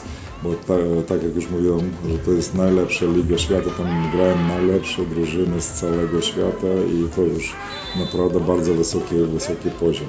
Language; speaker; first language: Polish; non-native, fluent; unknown